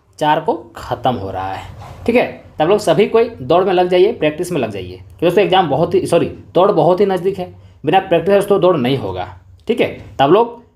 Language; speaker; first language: Hindi; native; Hindi